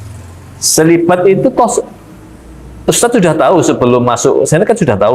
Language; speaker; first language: Malay; native; Malay